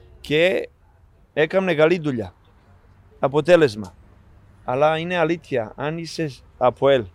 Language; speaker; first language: Greek; non-native, learner; Serbian